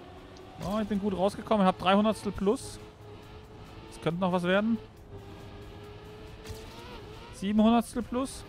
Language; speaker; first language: German; native; German